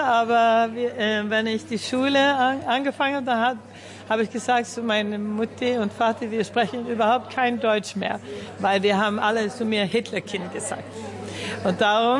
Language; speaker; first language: German; early bilingual, heritage; Swedish